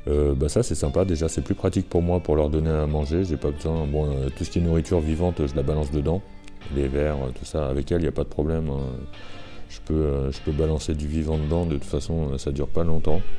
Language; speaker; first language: French; native; French